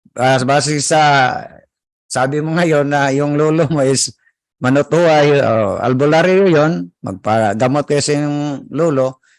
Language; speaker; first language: Filipino; non-native, local second language; Cebuano